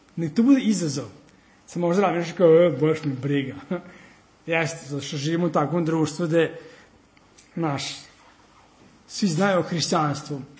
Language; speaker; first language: Serbian; early bilingual, heritage; Serbian